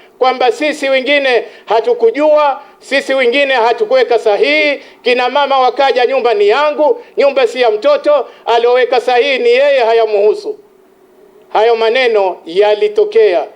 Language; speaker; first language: Swahili; native; Swahili